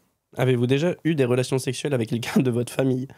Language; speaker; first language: French; native; French